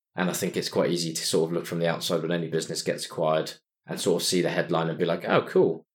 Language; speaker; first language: English; native; English